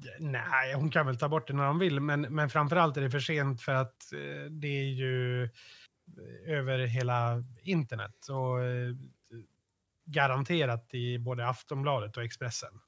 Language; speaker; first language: Swedish; native; Swedish